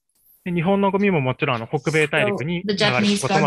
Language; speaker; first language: Japanese; native; Japanese